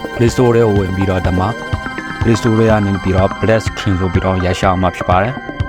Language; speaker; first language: Burmese; non-native, local second language; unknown